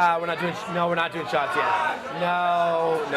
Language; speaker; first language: English; native; English